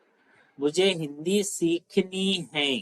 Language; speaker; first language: Hindi; non-native, local second language; Telugu